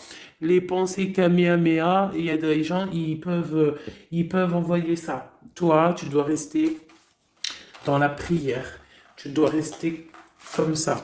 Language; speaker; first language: French; native; French